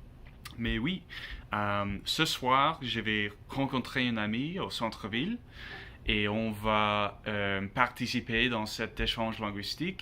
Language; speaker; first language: French; non-native, learner; English